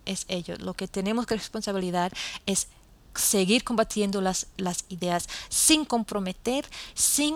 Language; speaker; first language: Spanish; non-native, fluent; English